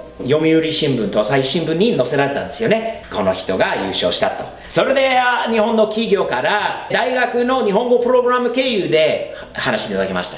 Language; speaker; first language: Japanese; non-native, fluent; English